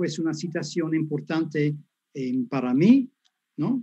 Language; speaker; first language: Spanish; non-native, fluent; English